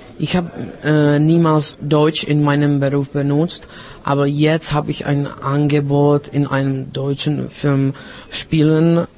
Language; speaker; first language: German; non-native, learner; Czech